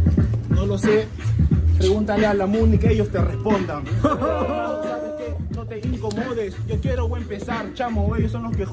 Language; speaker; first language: Spanish; native; Spanish